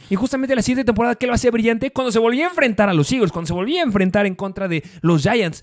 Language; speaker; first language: Spanish; native; Spanish